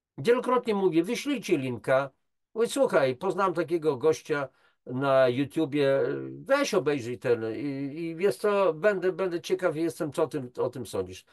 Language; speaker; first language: Polish; native; Polish